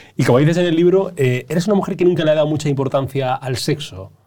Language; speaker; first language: Spanish; native; Spanish